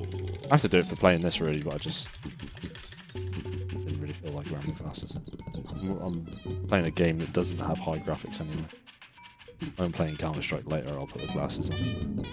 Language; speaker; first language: English; native; English